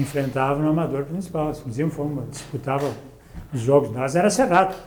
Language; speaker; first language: Portuguese; native; Portuguese